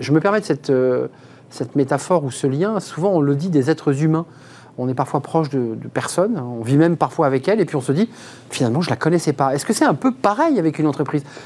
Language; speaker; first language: French; native; French